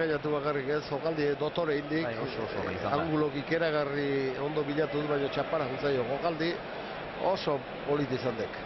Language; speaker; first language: Basque; native; Basque